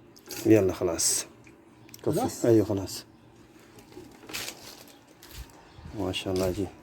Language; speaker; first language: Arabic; non-native, learner; Punjabi